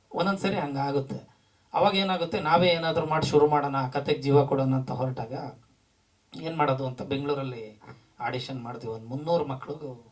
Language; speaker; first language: Kannada; native; Kannada